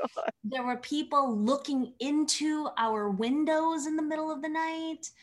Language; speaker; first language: English; early bilingual, other home language; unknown